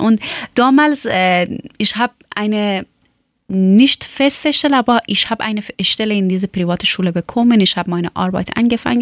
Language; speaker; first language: German; non-native, learner; Persian